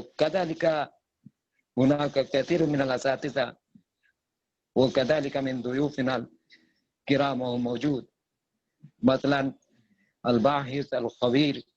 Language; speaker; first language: Arabic; non-native, fluent; Bangla